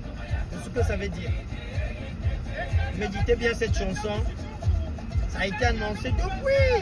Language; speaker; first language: French; non-native, local second language; Kongo